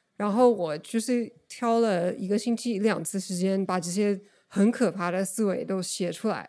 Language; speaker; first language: Chinese; non-native, fluent; English